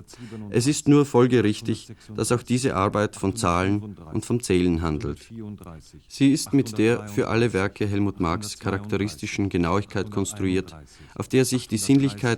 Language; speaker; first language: German; native; German